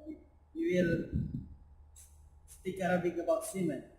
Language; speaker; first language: English; non-native, learner; Indonesian